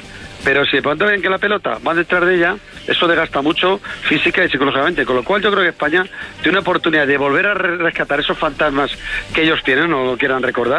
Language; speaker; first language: Spanish; native; Spanish